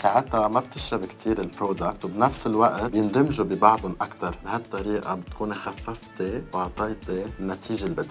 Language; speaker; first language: Arabic; native; Arabic